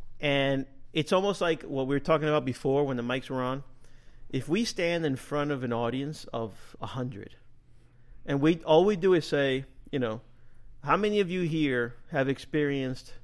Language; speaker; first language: English; native; English